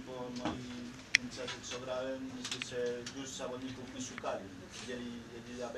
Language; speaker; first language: Polish; non-native, learner; Spanish